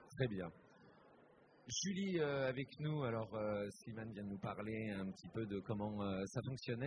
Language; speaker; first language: French; native; French